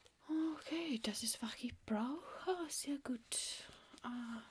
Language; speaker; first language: German; non-native, learner; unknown